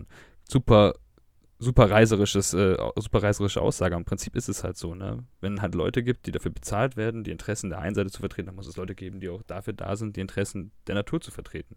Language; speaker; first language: German; native; German